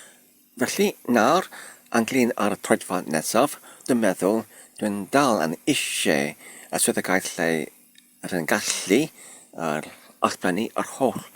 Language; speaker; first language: Welsh; non-native, fluent; English